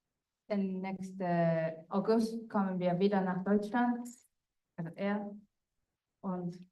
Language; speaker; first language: German; non-native, fluent; Japanese